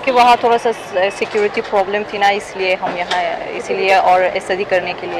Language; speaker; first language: Hindi; non-native, fluent; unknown